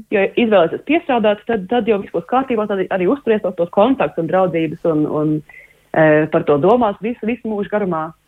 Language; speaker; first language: Latvian; early bilingual, heritage; Latvian